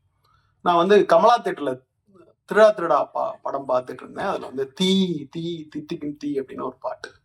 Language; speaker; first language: Tamil; native; Tamil